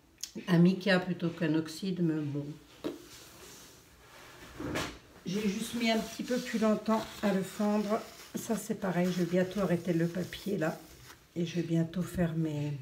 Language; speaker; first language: French; native; French